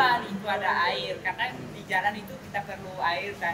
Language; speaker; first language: Indonesian; non-native, fluent; Spanish